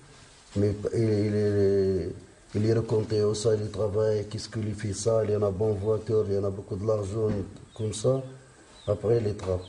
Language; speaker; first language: French; non-native, learner; Arabic